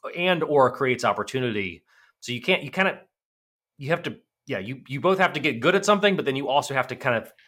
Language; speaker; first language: English; native; English